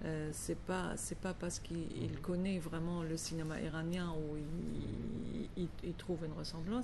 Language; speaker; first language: French; non-native, fluent; Arabic